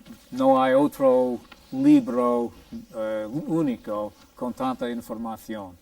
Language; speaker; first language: Spanish; non-native, fluent; English